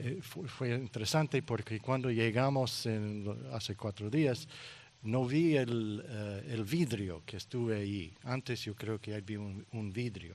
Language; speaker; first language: Spanish; non-native, learner; English